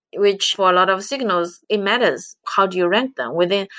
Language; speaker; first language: English; non-native, fluent; Chinese